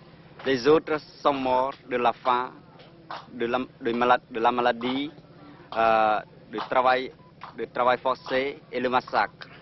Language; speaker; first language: French; non-native, local second language; Khmer